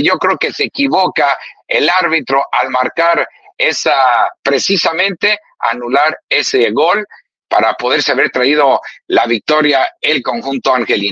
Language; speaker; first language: Spanish; native; Spanish